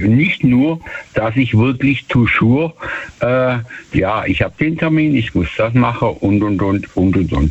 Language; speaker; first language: German; native; German